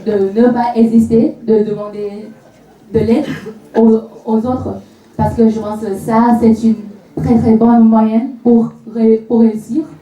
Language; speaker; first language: French; non-native, fluent; Vietnamese